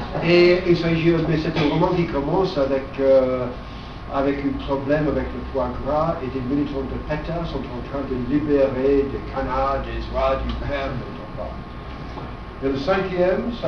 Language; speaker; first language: French; non-native, fluent; English